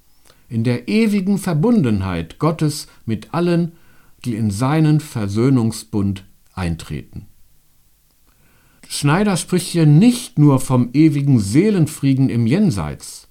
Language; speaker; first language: German; native; German